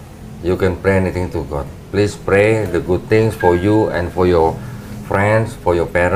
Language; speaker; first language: English; non-native, fluent; Indonesian